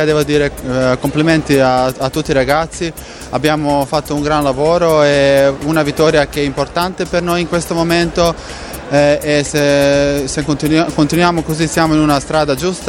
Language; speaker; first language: Italian; non-native, fluent; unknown